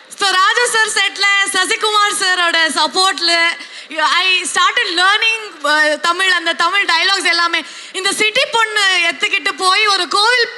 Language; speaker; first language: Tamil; non-native, learner; Kannada